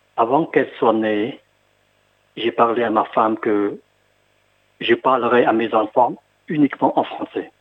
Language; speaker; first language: French; non-native, fluent; Khmer